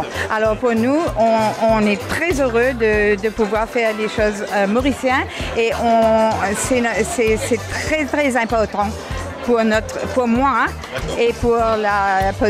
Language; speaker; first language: French; non-native, local second language; Morisyen